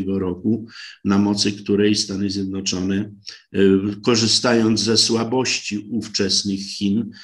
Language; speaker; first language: Polish; native; Polish